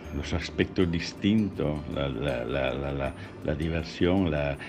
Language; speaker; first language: Spanish; non-native, learner; Italian